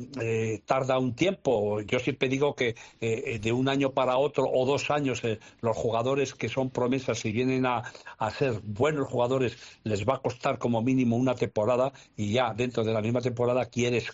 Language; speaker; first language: Spanish; native; Spanish